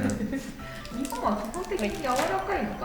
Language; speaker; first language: Japanese; native; Japanese